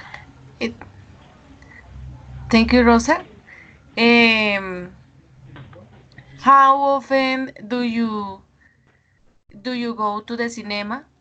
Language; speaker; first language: English; non-native, learner; Spanish